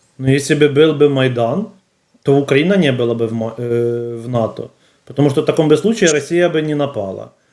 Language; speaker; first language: Russian; native; Russian